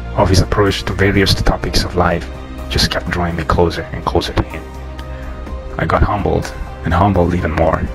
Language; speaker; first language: English; non-native, fluent; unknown